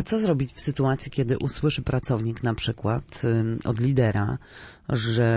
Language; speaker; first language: Polish; native; Polish